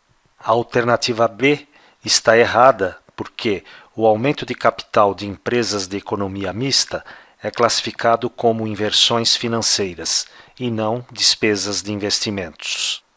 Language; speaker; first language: Portuguese; native; Portuguese